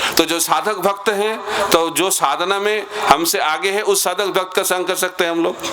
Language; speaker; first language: Hindi; non-native, local second language; Bangla